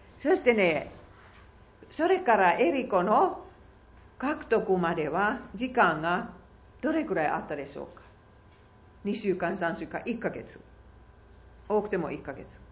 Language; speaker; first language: Japanese; non-native, fluent; Finnish